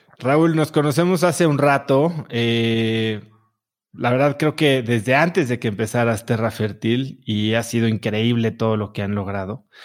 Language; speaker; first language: Spanish; native; Spanish